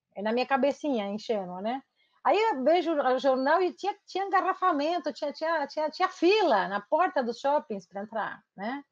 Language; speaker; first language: Portuguese; non-native, fluent; Spanish